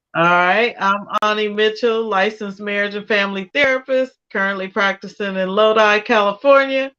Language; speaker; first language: English; native; English